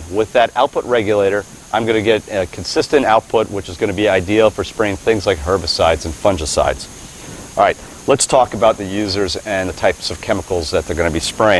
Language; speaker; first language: English; native; English